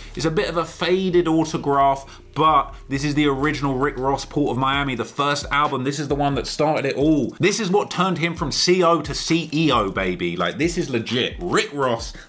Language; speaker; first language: English; native; English